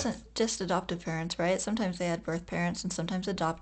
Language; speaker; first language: English; native; English